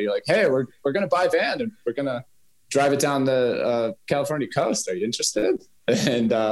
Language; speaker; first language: English; native; English